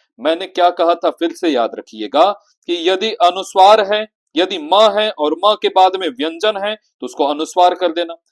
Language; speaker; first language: Hindi; native; Hindi